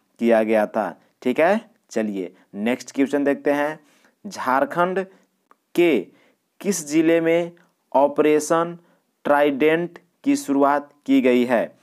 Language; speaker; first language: Hindi; native; Hindi